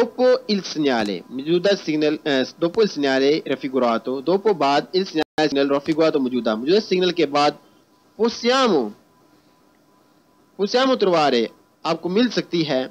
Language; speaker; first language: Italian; non-native, fluent; Urdu